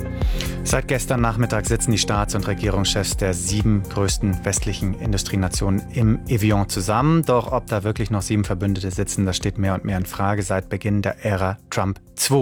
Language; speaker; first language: German; native; German